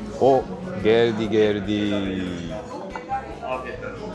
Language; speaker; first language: Turkish; non-native, fluent; Japanese